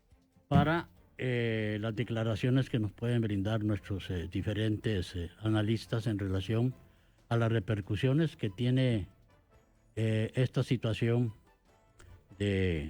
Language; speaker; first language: Spanish; native; Spanish